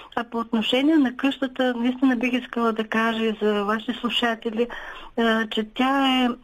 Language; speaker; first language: Bulgarian; native; Bulgarian